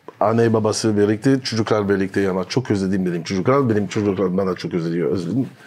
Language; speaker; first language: Turkish; non-native, learner; French